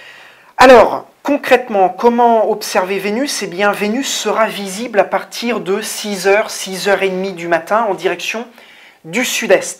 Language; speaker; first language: French; native; French